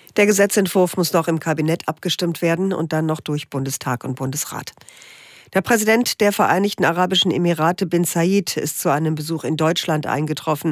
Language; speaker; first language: German; native; German